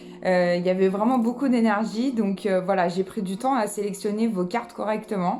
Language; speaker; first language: French; native; French